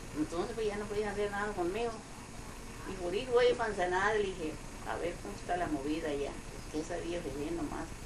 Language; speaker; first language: Spanish; non-native, local second language; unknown